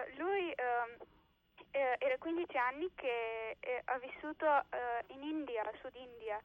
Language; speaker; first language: Italian; early bilingual, heritage; Slovenian